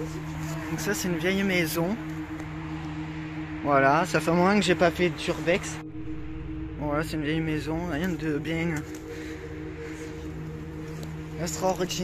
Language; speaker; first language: French; native; French